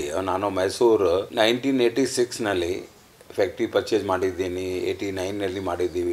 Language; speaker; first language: Kannada; non-native, learner; Hindi